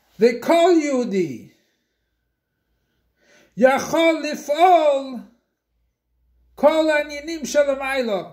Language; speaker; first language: Hebrew; non-native, fluent; English